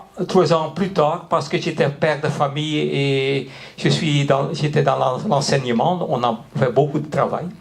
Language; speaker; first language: French; non-native, local second language; Dutch